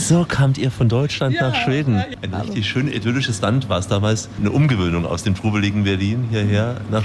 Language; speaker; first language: German; native; German